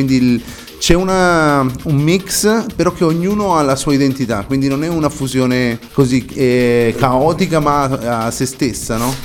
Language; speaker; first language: Italian; non-native, fluent; Spanish